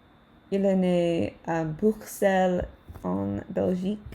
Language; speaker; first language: French; non-native, learner; English